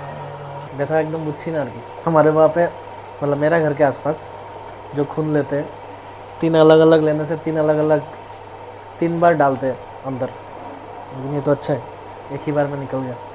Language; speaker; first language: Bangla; non-native, learner; Hindi